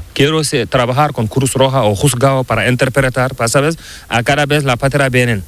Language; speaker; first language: Spanish; non-native, learner; Fula